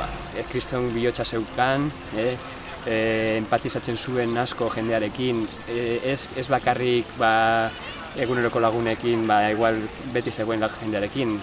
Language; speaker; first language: Basque; non-native, local second language; Spanish